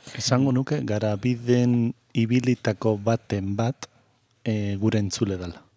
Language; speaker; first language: Basque; native; Basque